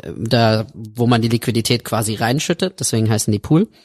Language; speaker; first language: German; native; German